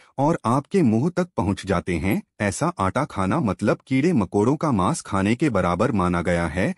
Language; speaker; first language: Hindi; native; Hindi